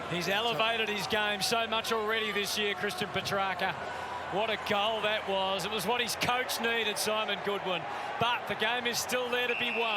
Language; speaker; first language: English; native; English